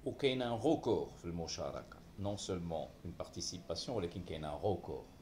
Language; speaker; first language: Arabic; native; Arabic